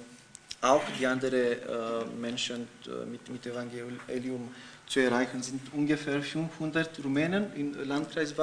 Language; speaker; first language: German; non-native, fluent; Romanian